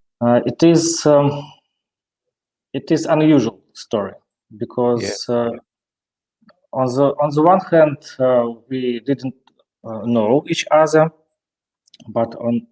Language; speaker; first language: English; non-native, learner; Russian